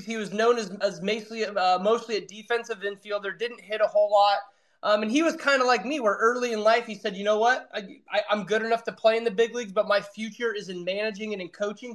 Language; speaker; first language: English; native; English